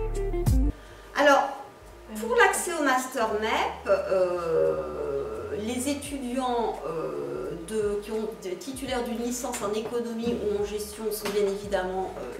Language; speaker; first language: French; native; French